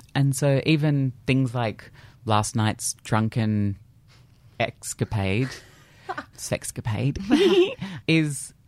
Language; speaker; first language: English; native; English